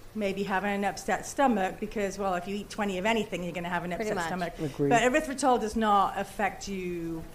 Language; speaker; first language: English; native; English